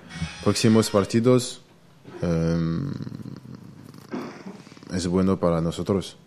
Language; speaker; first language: Spanish; non-native, learner; French